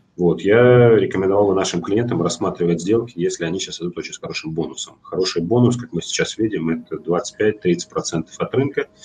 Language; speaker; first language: Russian; native; Russian